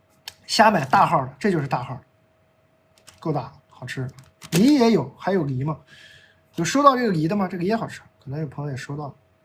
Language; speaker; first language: Chinese; native; Chinese